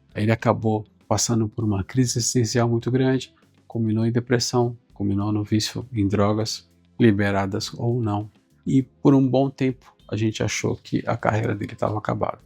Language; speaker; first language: Portuguese; native; Portuguese